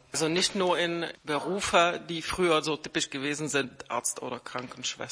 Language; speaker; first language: German; non-native, fluent; Czech